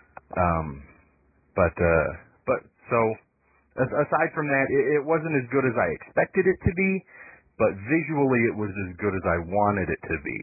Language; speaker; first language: English; native; English